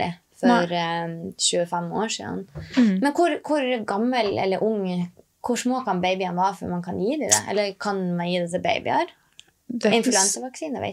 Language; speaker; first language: Norwegian; native; Norwegian